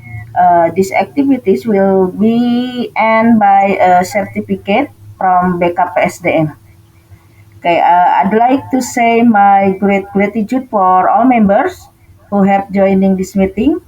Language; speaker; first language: English; non-native, fluent; Indonesian